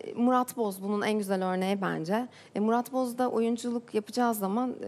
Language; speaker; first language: Turkish; native; Turkish